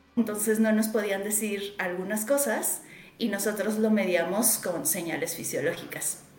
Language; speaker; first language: Spanish; native; Spanish